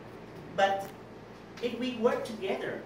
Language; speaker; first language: English; non-native, learner; Vietnamese